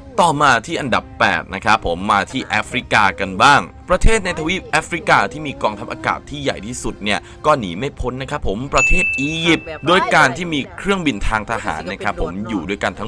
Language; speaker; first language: Thai; native; Thai